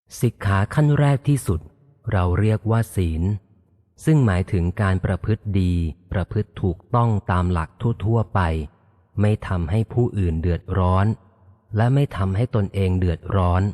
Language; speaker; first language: Thai; native; Thai